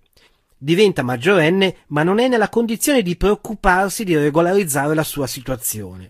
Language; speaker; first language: Italian; native; Italian